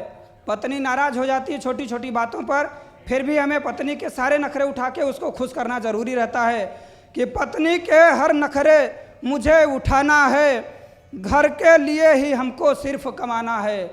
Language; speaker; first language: Hindi; native; Hindi